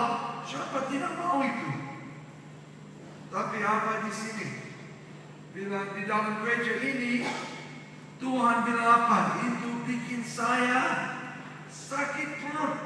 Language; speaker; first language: Indonesian; non-native, fluent; English